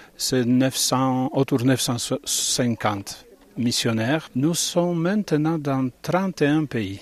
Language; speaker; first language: French; non-native, fluent; Italian